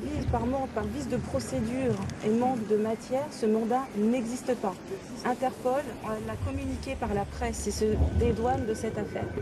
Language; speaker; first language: French; native; French